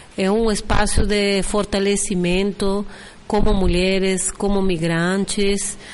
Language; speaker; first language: Portuguese; non-native, fluent; Spanish